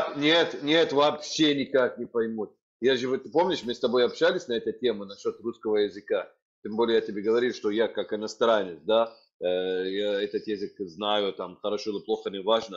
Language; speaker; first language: Russian; non-native, fluent; Arabic